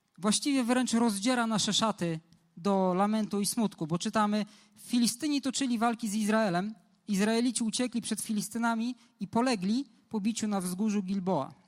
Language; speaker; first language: Polish; native; Polish